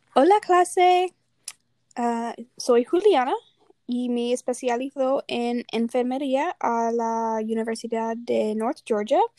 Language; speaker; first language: Spanish; non-native, learner; English